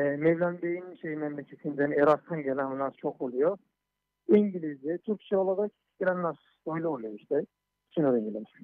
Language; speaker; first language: Turkish; non-native, fluent; Somali